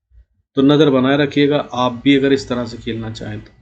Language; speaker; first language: Hindi; native; Hindi